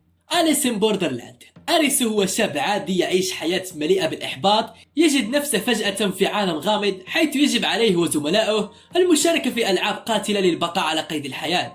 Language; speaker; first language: Arabic; native; Arabic